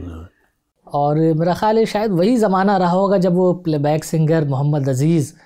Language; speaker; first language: Hindi; native; Hindi